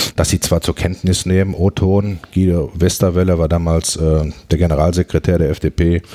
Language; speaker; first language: German; native; German